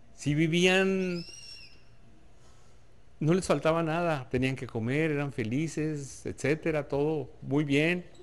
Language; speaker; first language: Spanish; native; Spanish